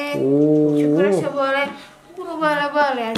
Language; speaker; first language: Turkish; non-native, learner; Indonesian